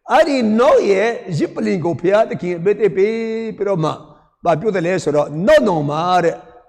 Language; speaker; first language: Burmese; non-native, local second language; Hakha Chin